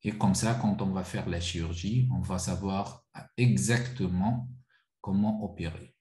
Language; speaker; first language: French; non-native, local second language; Arabic